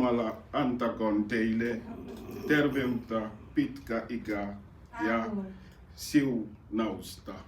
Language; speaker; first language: Finnish; non-native, learner; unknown